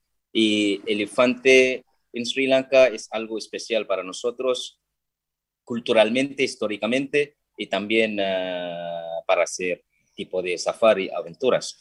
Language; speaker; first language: Spanish; non-native, fluent; Sinhala